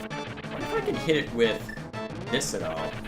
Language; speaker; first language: English; native; English